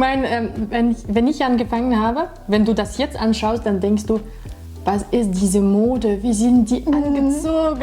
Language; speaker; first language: German; non-native, fluent; Russian